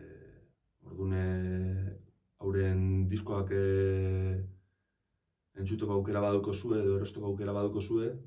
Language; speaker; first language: Basque; native; Basque